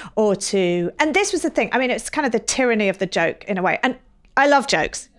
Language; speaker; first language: English; native; English